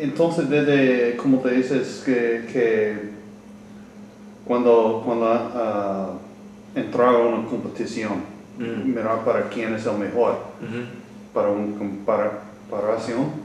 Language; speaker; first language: Spanish; non-native, learner; English